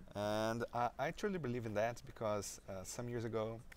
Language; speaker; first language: English; non-native, fluent; Portuguese